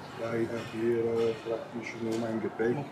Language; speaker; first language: German; non-native, fluent; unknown